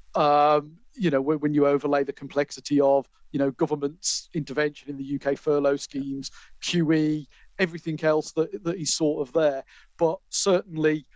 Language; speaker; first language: English; native; English